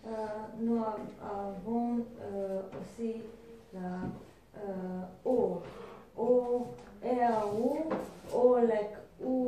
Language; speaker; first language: French; non-native, learner; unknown